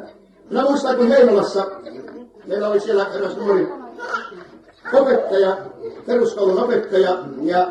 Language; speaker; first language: Finnish; native; Finnish